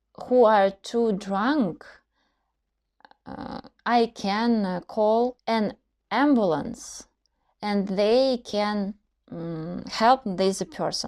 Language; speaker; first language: English; non-native, learner; Russian